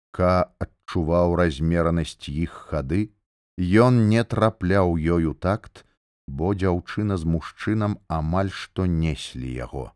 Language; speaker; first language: Belarusian; native; Belarusian